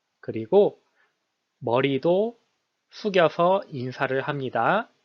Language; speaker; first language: Korean; native; Korean